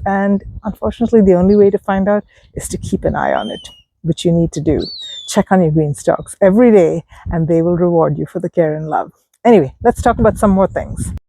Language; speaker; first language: English; native; English